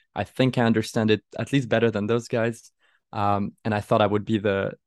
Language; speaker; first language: English; non-native, fluent; French